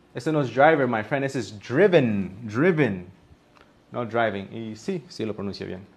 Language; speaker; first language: Spanish; early bilingual, heritage; Spanish